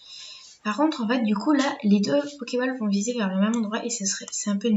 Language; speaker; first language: French; native; French